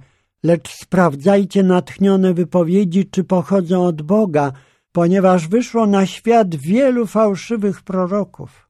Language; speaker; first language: Polish; native; Polish